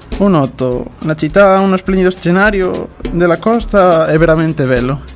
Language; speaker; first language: Italian; non-native, learner; Spanish